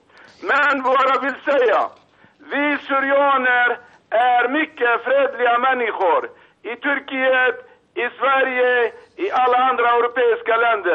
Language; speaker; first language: Swedish; non-native, fluent; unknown